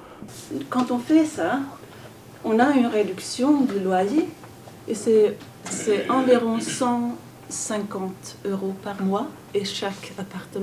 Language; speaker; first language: French; non-native, fluent; Swedish